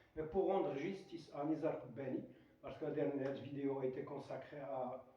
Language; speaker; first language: French; non-native, local second language; Arabic